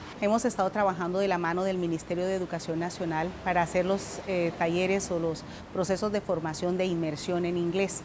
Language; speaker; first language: Spanish; non-native, local second language; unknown